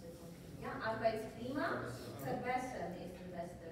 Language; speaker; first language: German; non-native, fluent; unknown